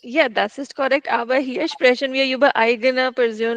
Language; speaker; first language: German; non-native, learner; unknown